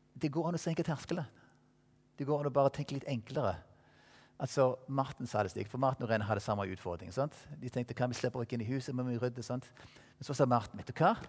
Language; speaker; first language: Norwegian; non-native, fluent; English